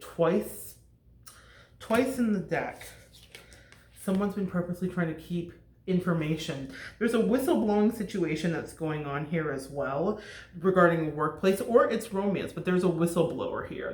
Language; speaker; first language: English; native; English